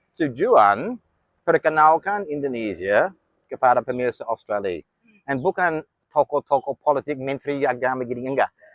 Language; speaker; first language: Indonesian; non-native, fluent; English